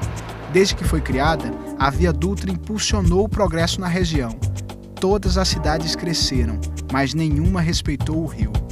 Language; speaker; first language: Portuguese; native; Portuguese